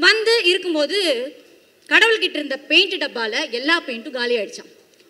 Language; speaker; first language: Tamil; native; Tamil